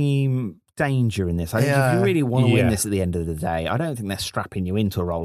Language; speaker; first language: English; native; English